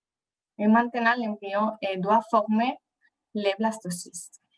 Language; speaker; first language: French; non-native, fluent; Spanish